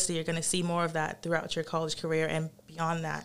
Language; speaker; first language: English; non-native, local second language; Yoruba